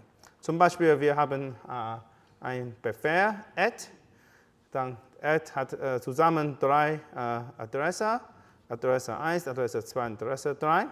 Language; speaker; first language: German; non-native, fluent; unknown